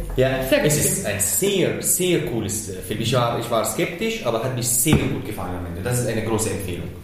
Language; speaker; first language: German; non-native, fluent; Arabic